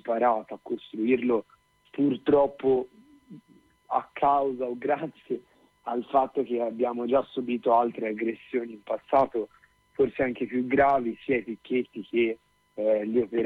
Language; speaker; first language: Italian; native; Italian